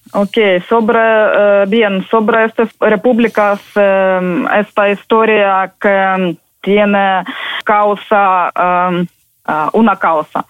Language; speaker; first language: Spanish; non-native, learner; Ukrainian